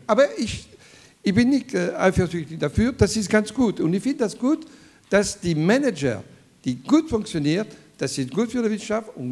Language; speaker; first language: German; non-native, fluent; French